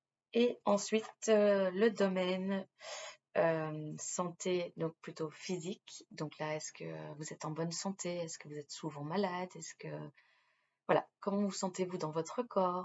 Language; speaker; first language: French; native; French